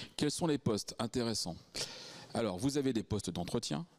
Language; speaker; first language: French; native; French